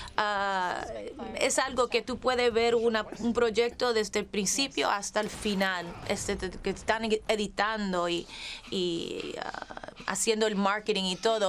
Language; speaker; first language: Spanish; early bilingual, heritage; English